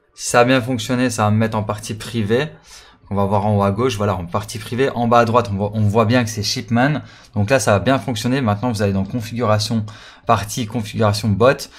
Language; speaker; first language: French; native; French